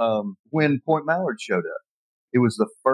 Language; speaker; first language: English; native; English